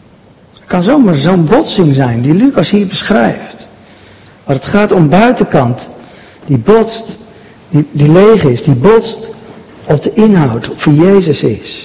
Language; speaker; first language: Dutch; native; Dutch